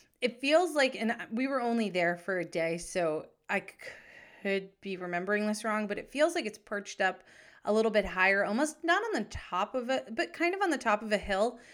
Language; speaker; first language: English; native; English